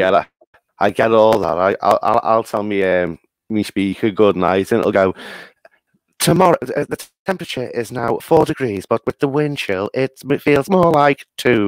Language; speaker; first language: English; native; English